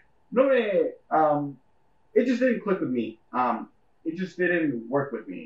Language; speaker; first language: English; early bilingual, other home language; Spanish